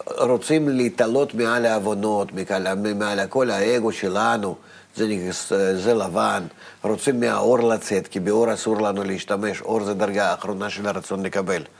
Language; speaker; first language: Hebrew; non-native, fluent; Russian